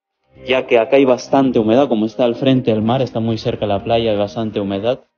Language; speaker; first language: Spanish; native; Spanish